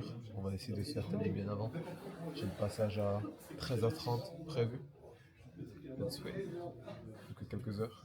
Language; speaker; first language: French; native; French